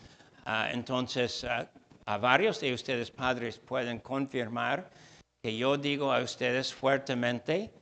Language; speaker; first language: Spanish; non-native, fluent; English